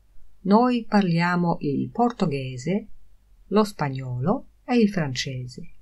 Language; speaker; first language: Italian; non-native, fluent; Polish